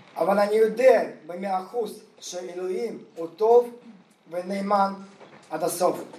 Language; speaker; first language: Hebrew; non-native, fluent; Russian